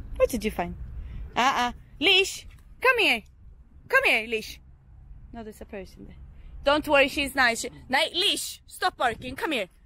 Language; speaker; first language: English; non-native, fluent; Swedish